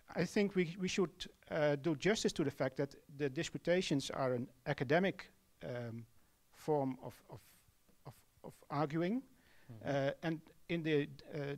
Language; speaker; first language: English; non-native, fluent; Dutch